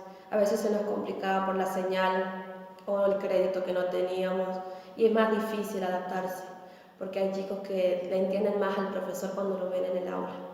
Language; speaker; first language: Spanish; native; Spanish